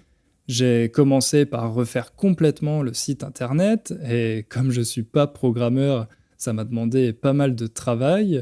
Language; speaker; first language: French; native; French